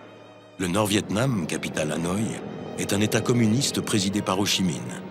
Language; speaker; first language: French; native; French